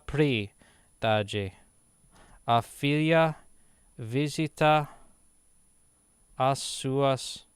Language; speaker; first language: Portuguese; non-native, learner; English